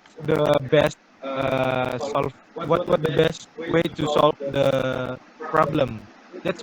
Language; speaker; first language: English; non-native, learner; Indonesian